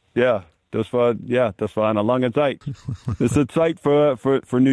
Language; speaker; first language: German; non-native, learner; English